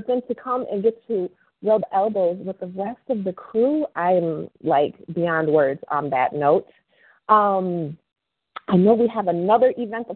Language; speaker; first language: English; native; English